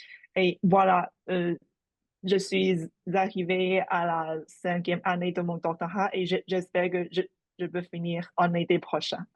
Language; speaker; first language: French; non-native, fluent; Chinese